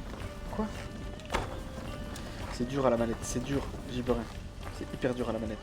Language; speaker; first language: French; native; French